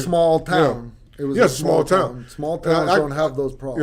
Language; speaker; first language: English; native; English